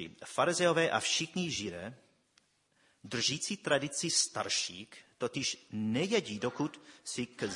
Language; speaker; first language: Czech; non-native, fluent; English